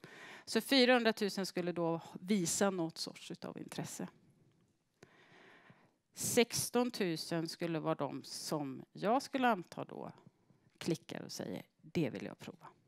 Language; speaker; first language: Swedish; native; Swedish